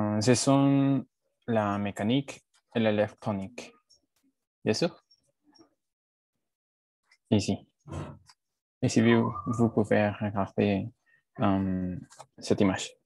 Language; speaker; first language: French; non-native, learner; Spanish